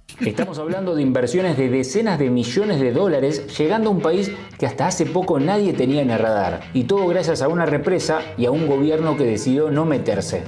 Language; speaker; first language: Spanish; native; Spanish